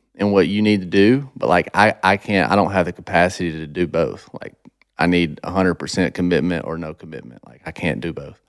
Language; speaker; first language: English; native; English